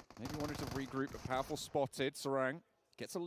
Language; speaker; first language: English; native; English